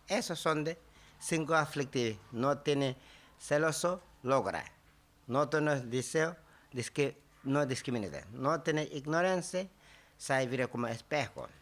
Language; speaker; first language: Spanish; non-native, learner; Tibetan